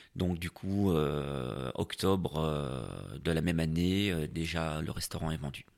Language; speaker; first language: French; native; French